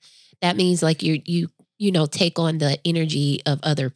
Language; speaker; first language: English; native; English